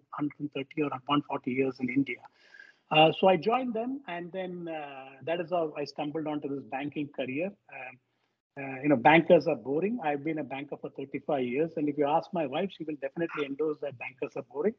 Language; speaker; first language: English; non-native, local second language; Tamil